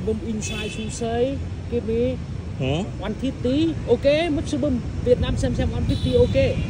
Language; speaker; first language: English; non-native, learner; Vietnamese